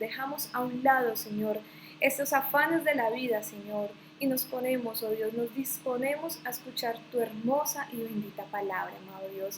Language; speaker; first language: Spanish; native; Spanish